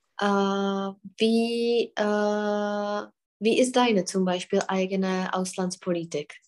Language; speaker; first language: German; non-native, fluent; Czech